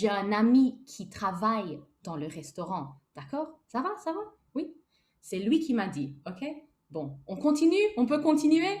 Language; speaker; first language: French; native; French